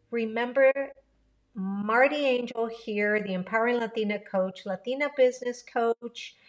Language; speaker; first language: English; early bilingual, other home language; Spanish